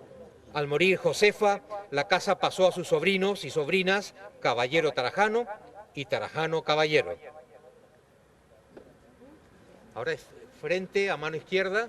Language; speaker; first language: Spanish; native; Spanish